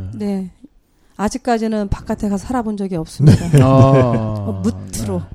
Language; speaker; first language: Korean; native; Korean